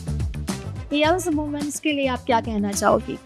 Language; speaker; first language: Hindi; native; Hindi